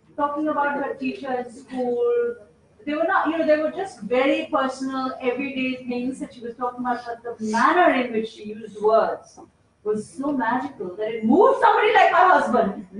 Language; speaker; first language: English; native; English